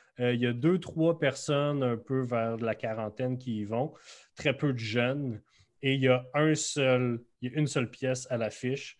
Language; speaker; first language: French; native; French